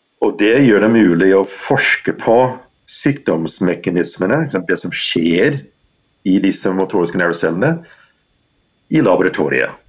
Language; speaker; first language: Norwegian; non-native, fluent; English